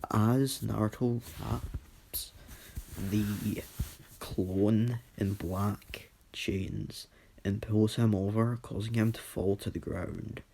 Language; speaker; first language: English; native; English